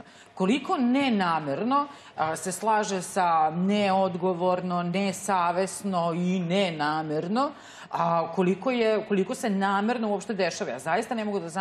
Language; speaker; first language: Serbian; native; Serbian